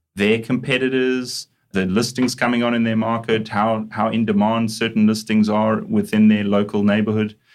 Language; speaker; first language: English; native; English